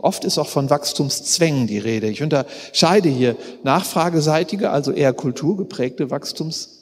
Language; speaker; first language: German; native; German